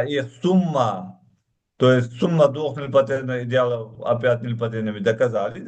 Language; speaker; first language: Russian; non-native, local second language; Uzbek